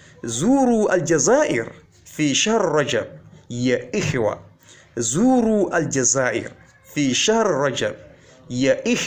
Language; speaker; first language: Arabic; non-native, fluent; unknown